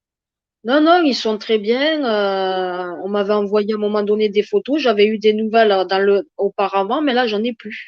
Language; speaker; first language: French; native; French